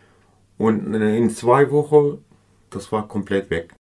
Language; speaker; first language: German; non-native, learner; Kurdish